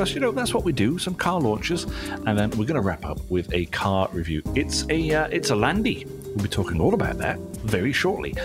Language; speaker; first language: English; native; English